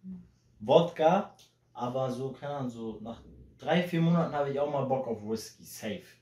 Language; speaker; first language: German; early bilingual, heritage; Polish